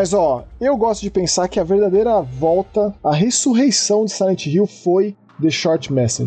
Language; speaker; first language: Portuguese; native; Portuguese